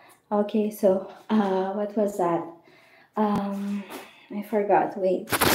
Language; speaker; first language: English; non-native, local second language; Filipino